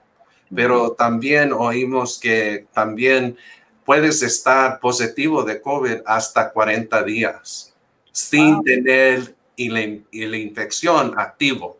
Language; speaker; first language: Spanish; early bilingual, heritage; English